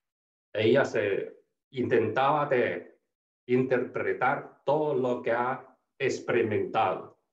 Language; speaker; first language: Spanish; non-native, fluent; Chinese